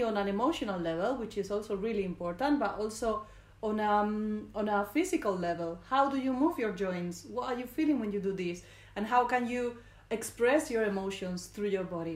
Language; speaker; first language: English; non-native, fluent; Spanish